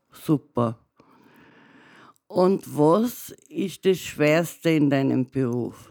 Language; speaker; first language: German; native; German